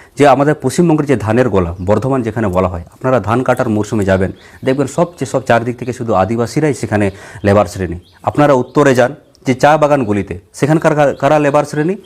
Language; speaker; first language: Bangla; non-native, local second language; Santali